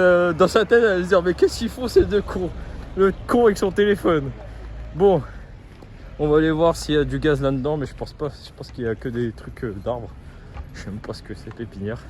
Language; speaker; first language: French; native; French